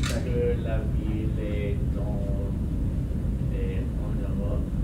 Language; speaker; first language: French; non-native, learner; English